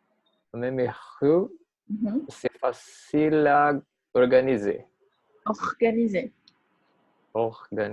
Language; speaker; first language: French; non-native, learner; Portuguese